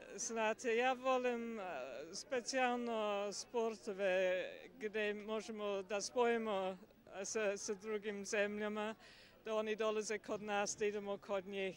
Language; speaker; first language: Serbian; non-native, fluent; English